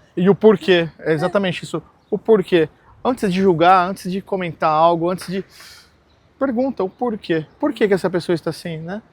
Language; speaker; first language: Portuguese; native; Portuguese